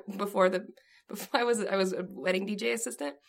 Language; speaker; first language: English; native; English